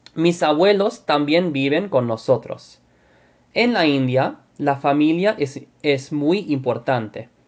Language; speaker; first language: Spanish; non-native, fluent; English